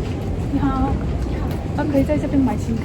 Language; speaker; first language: Chinese; non-native, fluent; Korean